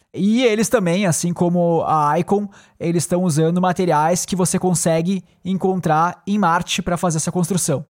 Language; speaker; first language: Portuguese; native; Portuguese